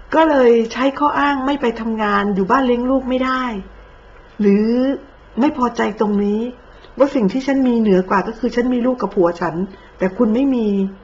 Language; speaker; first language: Thai; native; Thai